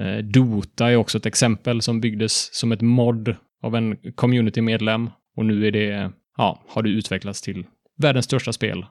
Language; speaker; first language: Swedish; native; Swedish